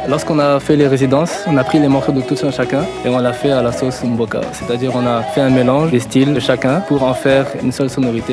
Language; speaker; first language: French; non-native, local second language; Wolof